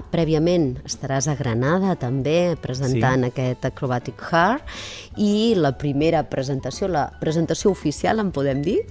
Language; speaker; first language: Catalan; native; Catalan